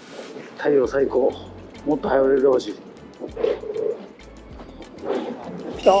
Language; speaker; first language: Japanese; native; Japanese